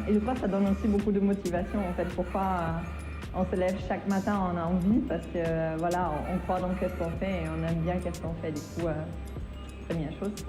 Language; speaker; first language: French; non-native, fluent; German